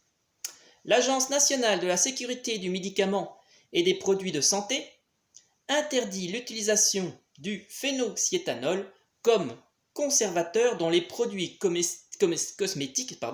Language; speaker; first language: French; native; French